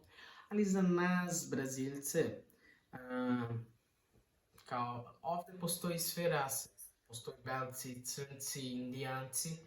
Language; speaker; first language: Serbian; non-native, learner; Portuguese